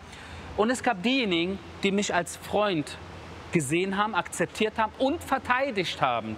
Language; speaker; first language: German; early bilingual, other home language; Persian